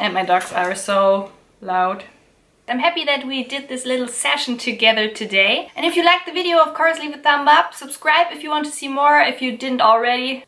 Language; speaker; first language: English; non-native, fluent; German